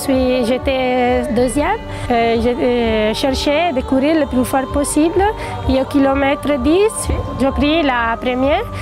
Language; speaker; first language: French; non-native, learner; Spanish